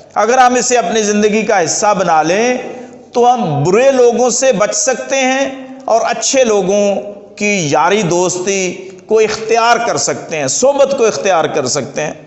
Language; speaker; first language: Urdu; non-native, local second language; Punjabi